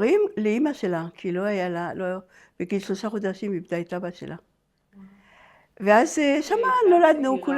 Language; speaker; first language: Hebrew; non-native, fluent; French